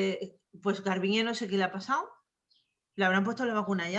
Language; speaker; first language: Spanish; native; Spanish